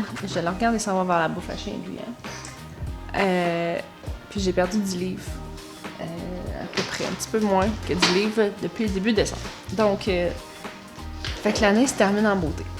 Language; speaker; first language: French; native; French